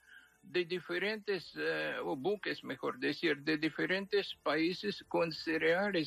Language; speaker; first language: Spanish; non-native, fluent; Ukrainian